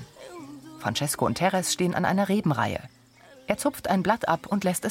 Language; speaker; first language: German; native; German